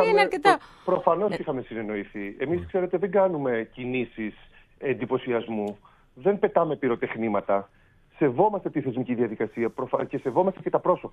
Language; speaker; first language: Greek; native; Greek